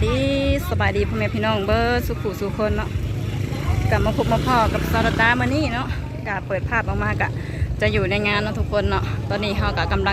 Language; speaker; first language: Thai; non-native, local second language; Lao